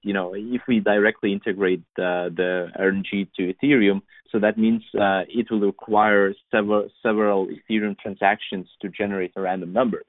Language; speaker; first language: English; non-native, fluent; Lithuanian